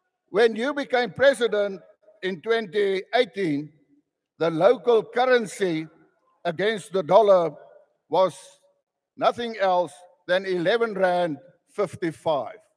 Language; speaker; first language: English; non-native, local second language; Afrikaans